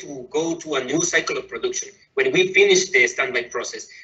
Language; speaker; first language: English; non-native, fluent; Spanish